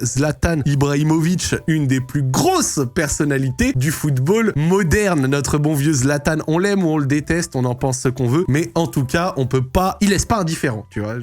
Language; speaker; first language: French; native; French